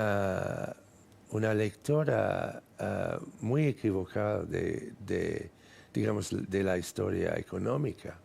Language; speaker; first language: Spanish; non-native, fluent; English